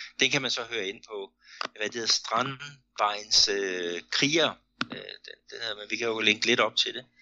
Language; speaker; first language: Danish; native; Danish